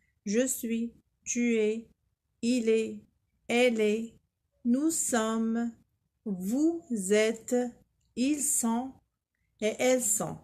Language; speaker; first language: French; non-native, local second language; Arabic